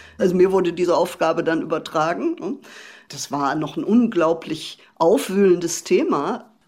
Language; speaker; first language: German; native; German